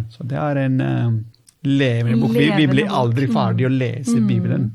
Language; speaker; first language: Norwegian; non-native, fluent; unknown